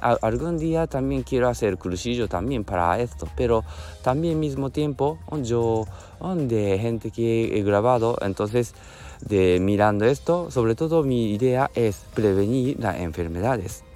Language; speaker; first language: Spanish; non-native, learner; Japanese